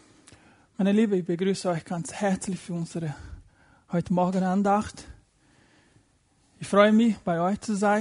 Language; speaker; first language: German; non-native, fluent; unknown